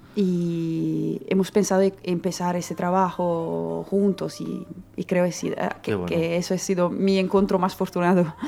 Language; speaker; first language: Spanish; non-native, learner; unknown